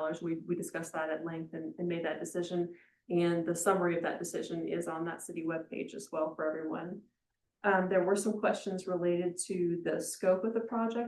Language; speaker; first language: English; native; English